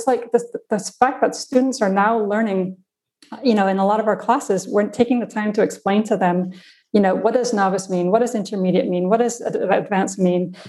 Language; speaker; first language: English; non-native, local second language; Afrikaans